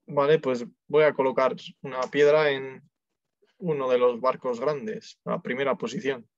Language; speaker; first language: Spanish; non-native, learner; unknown